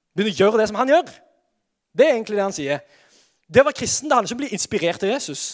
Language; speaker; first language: Norwegian; native; Norwegian